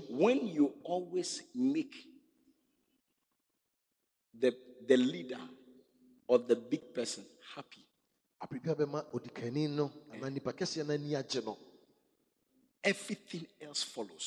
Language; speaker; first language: English; non-native, local second language; Ga